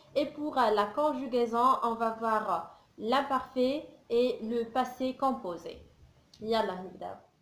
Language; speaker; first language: French; non-native, local second language; Arabic